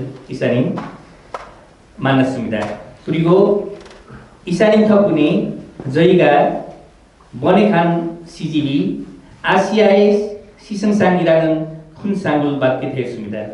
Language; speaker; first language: Korean; non-native, fluent; Nepali